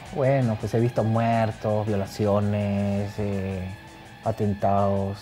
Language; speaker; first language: Spanish; native; Spanish